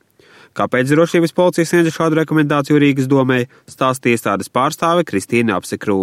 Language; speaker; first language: Latvian; native; Latvian